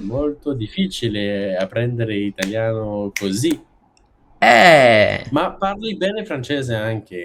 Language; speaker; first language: Italian; non-native, fluent; French